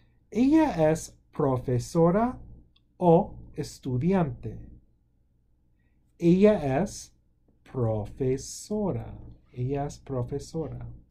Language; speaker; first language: Spanish; non-native, fluent; English